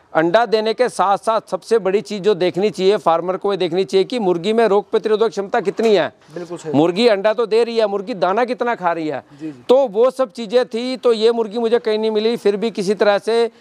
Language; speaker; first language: Hindi; native; Hindi